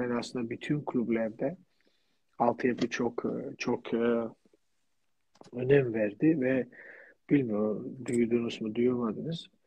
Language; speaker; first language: Turkish; non-native, fluent; Georgian